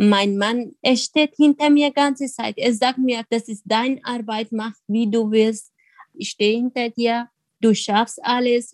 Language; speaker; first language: German; non-native, learner; Kurdish